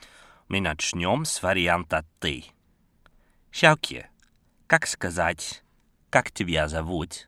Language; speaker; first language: Russian; non-native, fluent; Dutch